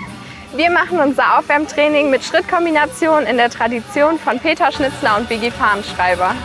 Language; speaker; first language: German; native; German